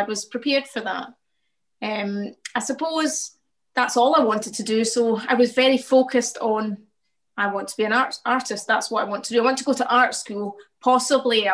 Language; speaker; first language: English; native; English